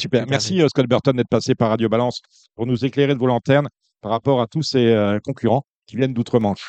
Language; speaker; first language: French; native; French